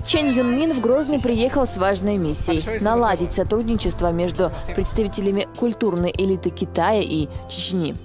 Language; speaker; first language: Russian; native; Russian